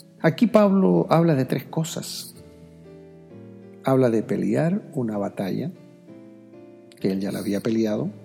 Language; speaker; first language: Spanish; native; Spanish